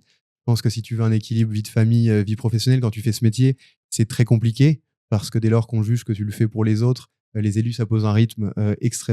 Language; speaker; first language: French; native; French